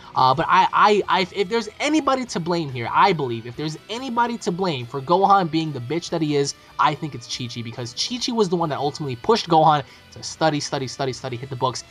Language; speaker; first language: English; native; English